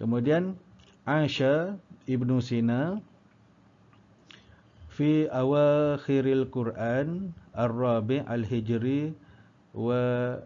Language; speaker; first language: Arabic; non-native, learner; Malay